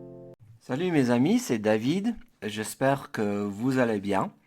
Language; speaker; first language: French; non-native, fluent; English